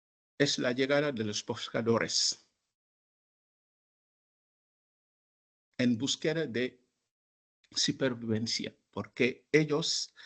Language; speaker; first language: Spanish; non-native, fluent; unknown